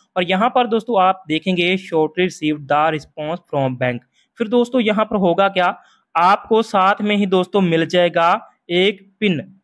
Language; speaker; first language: Hindi; non-native, local second language; Punjabi